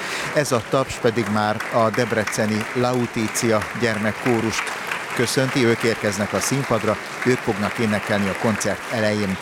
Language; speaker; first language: Hungarian; native; Hungarian